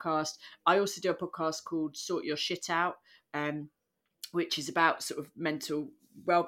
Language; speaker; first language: English; native; English